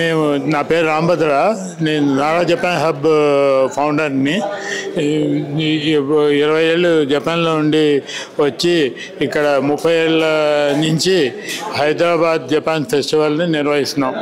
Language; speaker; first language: Telugu; native; Telugu